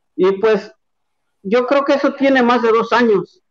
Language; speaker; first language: Spanish; native; Spanish